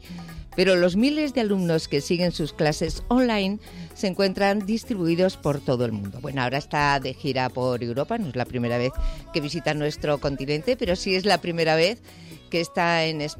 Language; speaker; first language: Spanish; native; Spanish